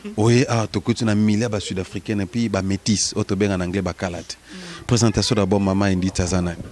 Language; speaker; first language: French; non-native, local second language; Lingala